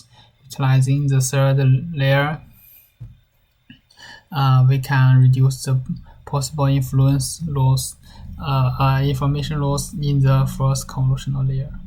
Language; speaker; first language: English; non-native, learner; Chinese